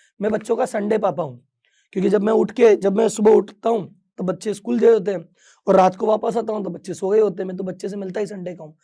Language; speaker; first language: Hindi; native; Hindi